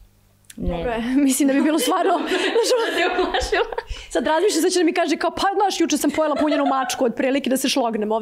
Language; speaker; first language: Serbian; native; Serbian